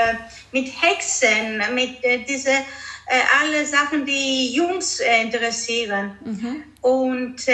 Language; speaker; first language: German; early bilingual, heritage; Greek